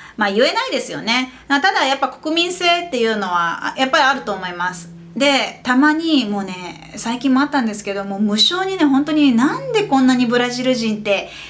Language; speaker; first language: Japanese; native; Japanese